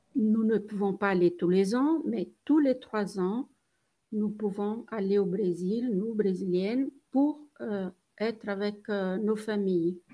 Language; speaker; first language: French; non-native, fluent; Portuguese